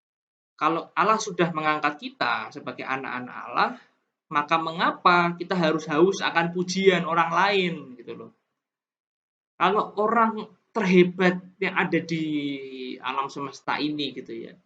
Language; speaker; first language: Indonesian; native; Indonesian